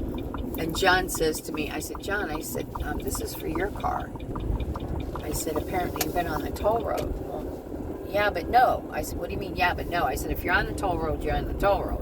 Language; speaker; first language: English; native; English